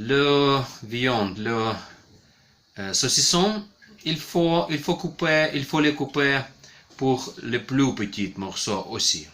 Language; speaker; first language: French; non-native, learner; Ukrainian